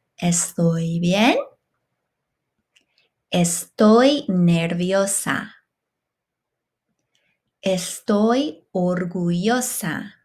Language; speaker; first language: Spanish; non-native, fluent; English